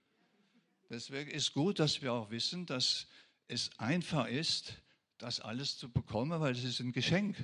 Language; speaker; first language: German; non-native, fluent; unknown